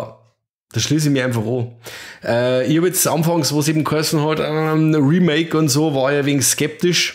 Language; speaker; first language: German; native; German